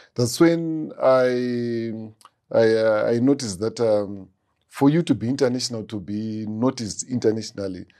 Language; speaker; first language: English; non-native, local second language; Shona